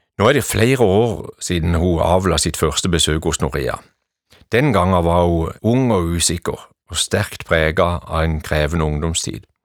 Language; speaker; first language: Norwegian; native; Norwegian